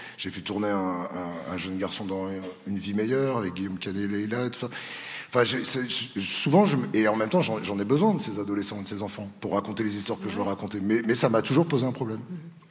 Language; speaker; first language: French; native; French